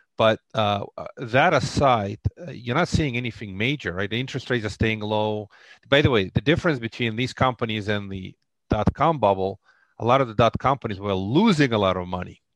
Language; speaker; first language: English; non-native, fluent; Russian